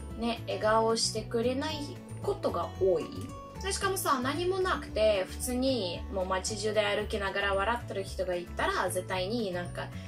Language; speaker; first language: Japanese; non-native, fluent; Russian